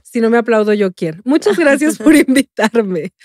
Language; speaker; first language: Spanish; native; Spanish